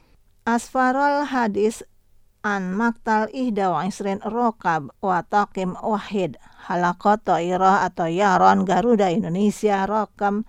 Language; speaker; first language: Arabic; non-native, fluent; Indonesian